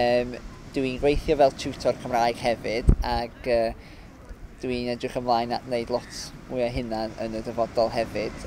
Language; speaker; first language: Welsh; non-native, fluent; English